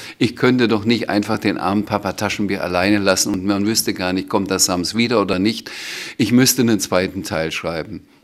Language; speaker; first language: German; native; German